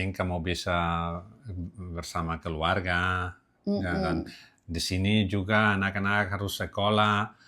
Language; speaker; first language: Indonesian; non-native, learner; Catalan